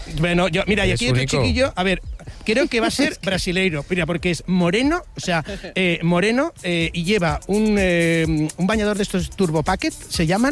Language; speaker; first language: Spanish; native; Spanish